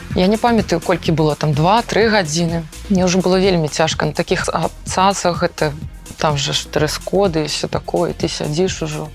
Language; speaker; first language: Belarusian; native; Belarusian